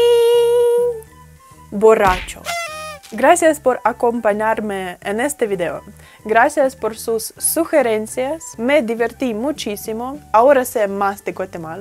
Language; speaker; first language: Spanish; non-native, fluent; Russian